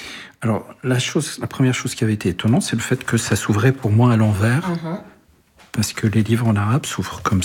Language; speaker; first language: French; early bilingual, other home language; Arabic